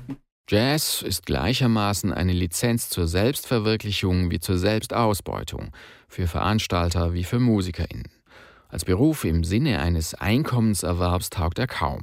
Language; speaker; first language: German; native; German